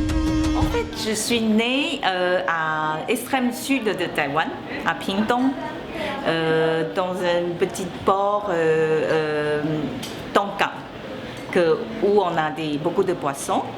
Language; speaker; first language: French; non-native, fluent; Chinese